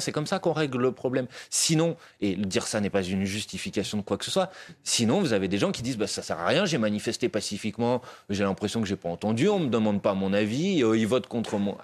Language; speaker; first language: French; native; French